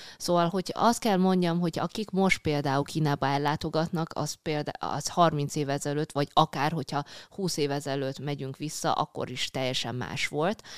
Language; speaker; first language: Hungarian; early bilingual, other home language; Chinese